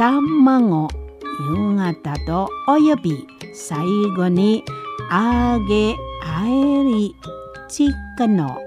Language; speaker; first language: Japanese; non-native, learner; Indonesian